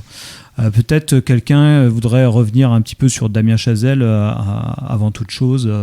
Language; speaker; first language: French; native; French